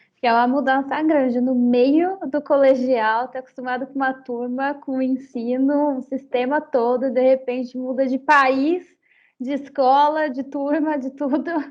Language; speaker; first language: Portuguese; native; Portuguese